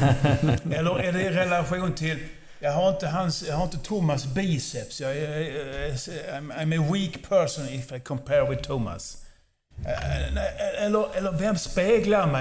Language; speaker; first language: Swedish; non-native, fluent; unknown